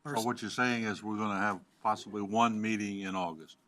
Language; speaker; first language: English; native; English